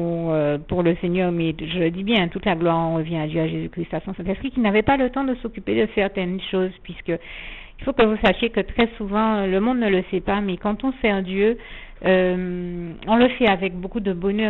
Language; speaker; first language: French; native; French